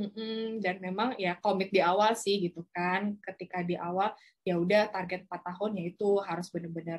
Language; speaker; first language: Indonesian; native; Indonesian